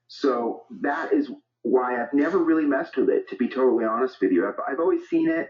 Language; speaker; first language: English; native; English